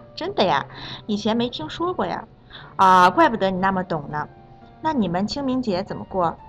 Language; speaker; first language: Chinese; native; Chinese